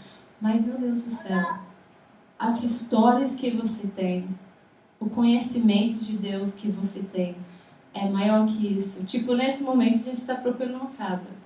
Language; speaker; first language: Portuguese; non-native, fluent; English